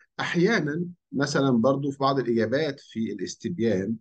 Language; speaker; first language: Arabic; native; Arabic